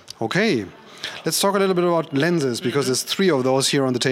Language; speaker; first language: English; non-native, fluent; German